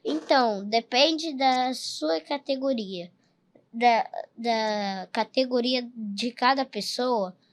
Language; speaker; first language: Portuguese; early bilingual, heritage; Portuguese